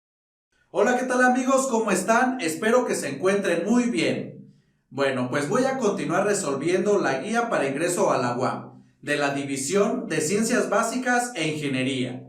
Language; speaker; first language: Spanish; native; Spanish